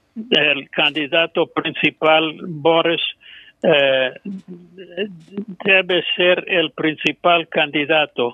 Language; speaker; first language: Spanish; non-native, fluent; English